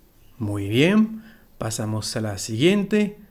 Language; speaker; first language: Spanish; non-native, fluent; French